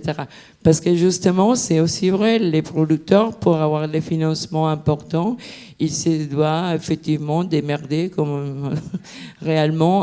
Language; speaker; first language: French; non-native, fluent; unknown